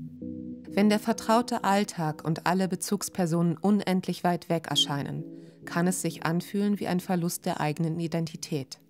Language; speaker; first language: German; native; German